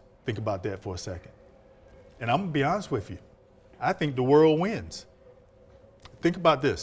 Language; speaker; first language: English; native; English